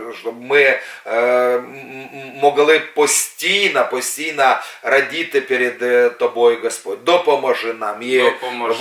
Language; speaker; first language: Ukrainian; non-native, local second language; Russian